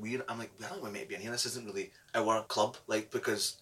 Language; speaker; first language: English; native; English